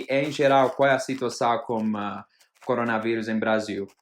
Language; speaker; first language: Portuguese; non-native, fluent; Spanish